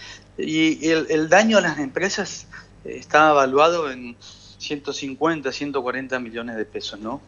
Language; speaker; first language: Spanish; native; Spanish